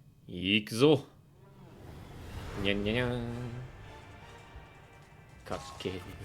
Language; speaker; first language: Japanese; non-native, learner; English